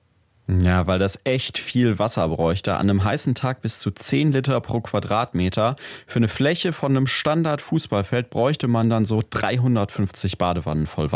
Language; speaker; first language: German; native; German